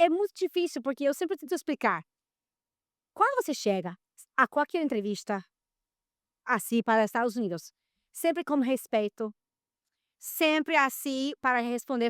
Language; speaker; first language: Portuguese; non-native, fluent; Spanish